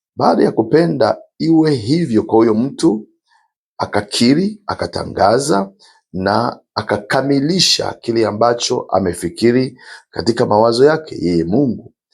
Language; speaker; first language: Swahili; non-native, local second language; Rundi